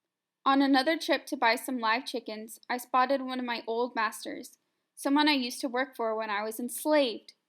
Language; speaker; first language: English; native; English